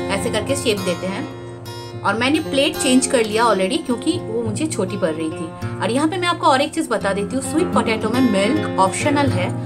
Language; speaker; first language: Hindi; non-native, local second language; Bangla